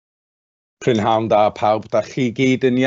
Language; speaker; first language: Welsh; non-native, local second language; English